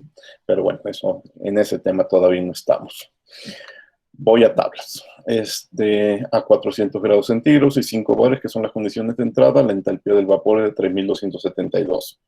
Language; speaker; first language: Spanish; native; Spanish